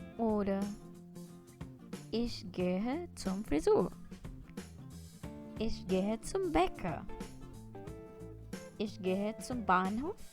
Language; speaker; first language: German; non-native, fluent; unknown